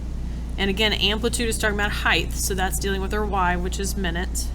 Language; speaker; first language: English; native; English